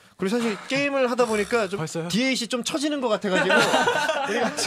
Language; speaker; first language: Korean; native; Korean